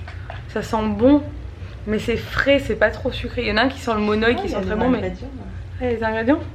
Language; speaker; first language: French; native; French